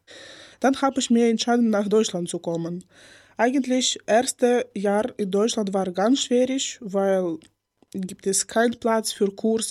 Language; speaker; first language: German; non-native, learner; Ukrainian